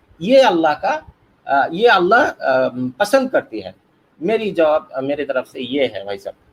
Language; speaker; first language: Hindi; non-native, learner; Bangla